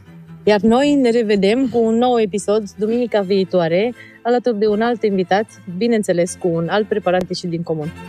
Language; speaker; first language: Romanian; native; Romanian